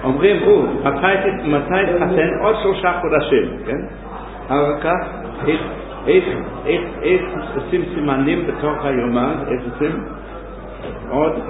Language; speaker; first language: Hebrew; non-native, fluent; English